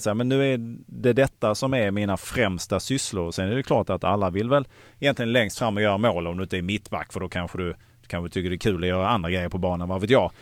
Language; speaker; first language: Swedish; native; Swedish